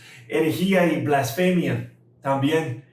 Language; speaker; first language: Spanish; non-native, fluent; English